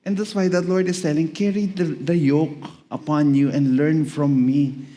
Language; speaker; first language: English; non-native, local second language; Filipino